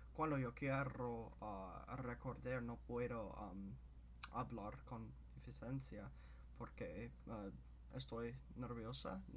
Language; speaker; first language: Spanish; non-native, learner; English